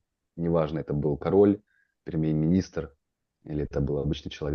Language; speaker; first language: Russian; native; Russian